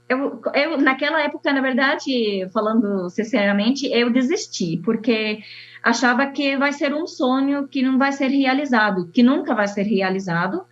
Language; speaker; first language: Portuguese; non-native, fluent; Arabic